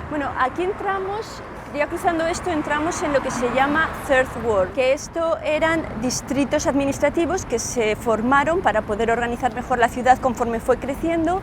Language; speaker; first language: Spanish; native; Spanish